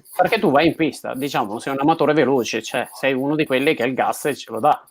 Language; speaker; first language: Italian; native; Italian